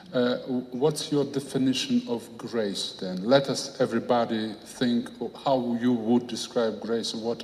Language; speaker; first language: English; non-native, fluent; Polish